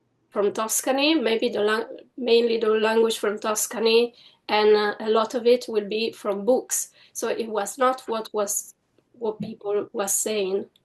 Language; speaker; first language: English; non-native, fluent; Italian